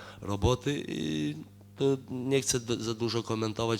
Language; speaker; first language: Polish; non-native, fluent; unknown